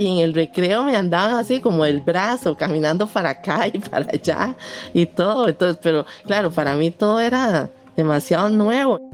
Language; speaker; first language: Spanish; early bilingual, other home language; Cantonese